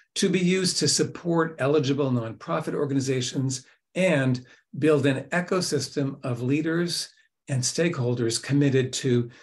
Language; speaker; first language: English; native; English